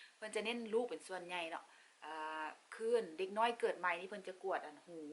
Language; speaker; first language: Lao; native; Lao